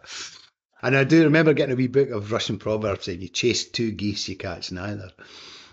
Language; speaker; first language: English; native; English